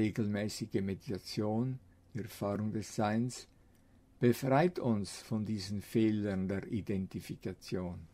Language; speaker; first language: German; non-native, fluent; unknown